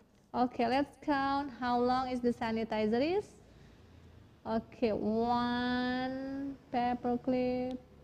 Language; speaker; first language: English; non-native, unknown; Indonesian